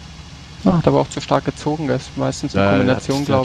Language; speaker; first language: German; native; German